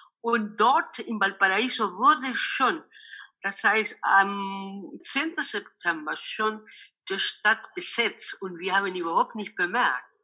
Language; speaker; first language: German; non-native, local second language; Spanish